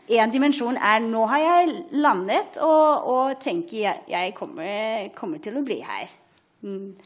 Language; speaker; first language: Norwegian; non-native, fluent; German